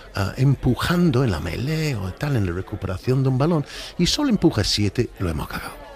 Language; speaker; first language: Spanish; non-native, fluent; English